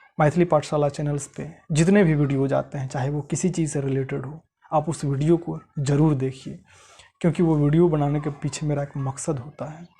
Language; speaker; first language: Hindi; non-native, local second language; Maithili